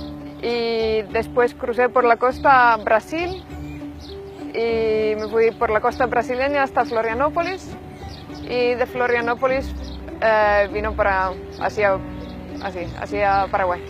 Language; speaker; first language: Spanish; non-native, fluent; Finnish